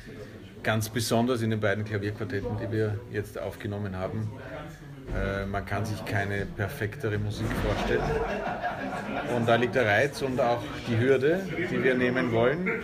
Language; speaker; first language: German; native; German